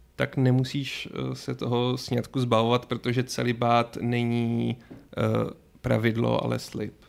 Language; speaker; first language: Czech; native; Czech